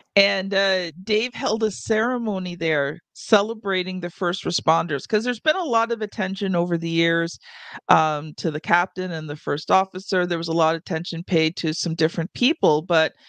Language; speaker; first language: English; native; English